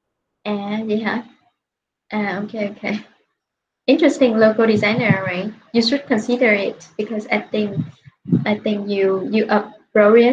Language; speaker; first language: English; non-native, fluent; Vietnamese